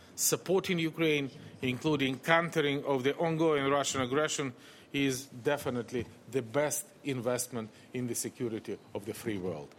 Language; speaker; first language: English; non-native, fluent; Russian